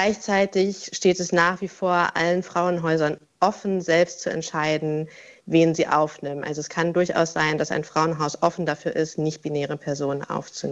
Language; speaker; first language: German; native; German